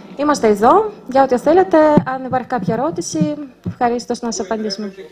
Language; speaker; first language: Greek; non-native, fluent; Russian